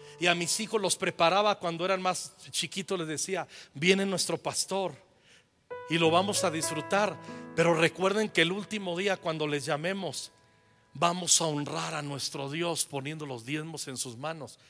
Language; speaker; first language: Spanish; native; Spanish